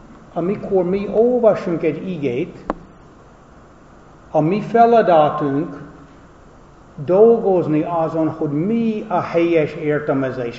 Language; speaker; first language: Hungarian; non-native, fluent; English